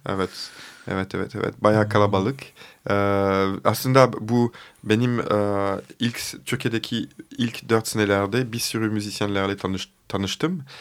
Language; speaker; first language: Turkish; non-native, fluent; French